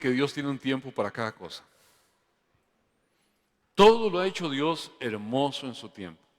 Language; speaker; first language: Spanish; native; Spanish